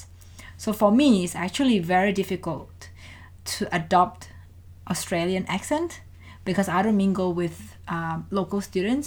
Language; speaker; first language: English; non-native, fluent; Indonesian